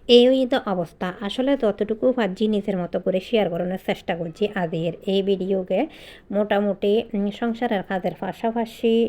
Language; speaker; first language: Bangla; native; Bangla